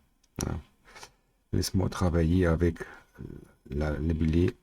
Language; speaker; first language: French; non-native, learner; German